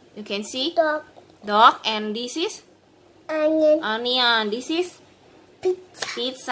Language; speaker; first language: English; non-native, learner; Indonesian